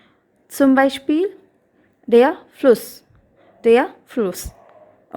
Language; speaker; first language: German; non-native, fluent; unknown